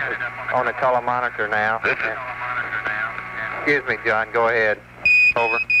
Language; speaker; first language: English; native; English